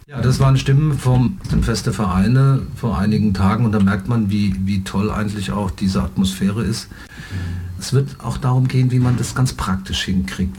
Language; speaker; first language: German; native; German